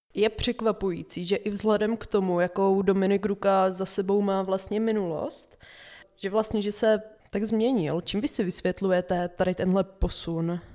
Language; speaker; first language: Czech; native; Czech